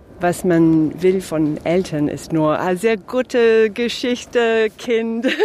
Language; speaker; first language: German; non-native, fluent; English